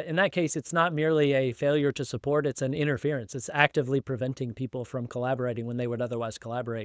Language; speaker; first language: English; native; English